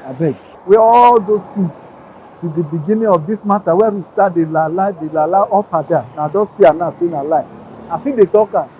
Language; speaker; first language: Nigerian Pidgin; non-native, local second language; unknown